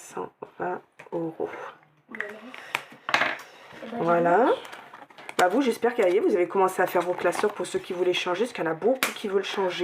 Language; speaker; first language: French; native; French